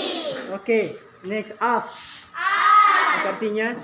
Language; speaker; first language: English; non-native, learner; Indonesian